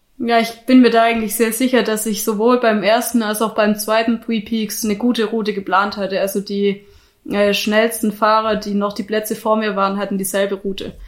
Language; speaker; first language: German; native; German